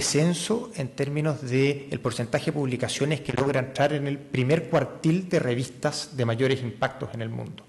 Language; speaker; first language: Spanish; native; Spanish